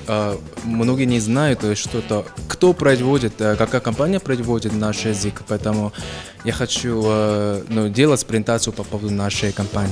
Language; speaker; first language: Russian; non-native, fluent; Korean